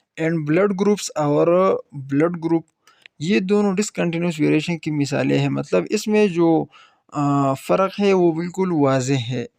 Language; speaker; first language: Urdu; non-native, local second language; Pashto